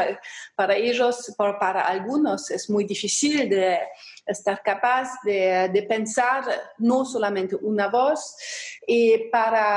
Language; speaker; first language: Spanish; non-native, fluent; German